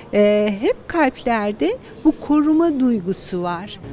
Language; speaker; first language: Turkish; native; Turkish